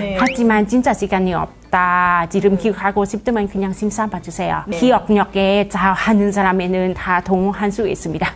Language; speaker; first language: Korean; non-native, fluent; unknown